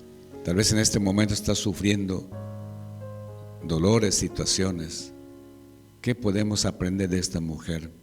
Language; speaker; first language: Spanish; native; Spanish